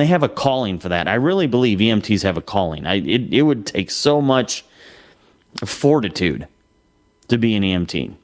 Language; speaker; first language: English; native; English